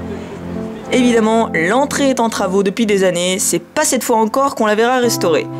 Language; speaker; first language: French; native; French